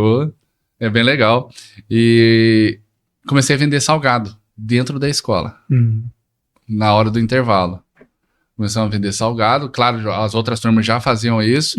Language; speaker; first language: Portuguese; native; Portuguese